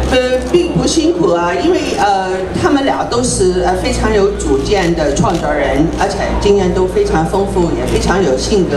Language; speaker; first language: Chinese; non-native, local second language; Cantonese